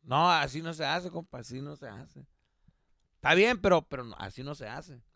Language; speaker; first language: Spanish; early bilingual, other home language; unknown